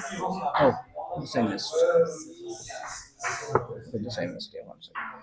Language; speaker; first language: English; non-native, fluent; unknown